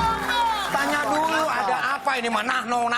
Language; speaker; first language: Indonesian; native; Indonesian